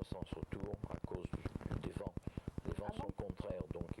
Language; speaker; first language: French; native; French